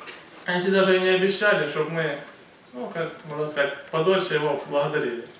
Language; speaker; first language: Ukrainian; non-native, local second language; Russian